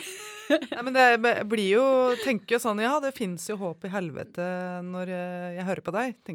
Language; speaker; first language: Norwegian; native; Norwegian